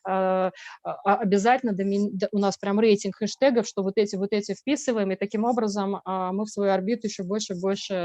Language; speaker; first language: Russian; native; Russian